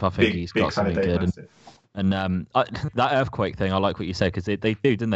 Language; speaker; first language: English; native; English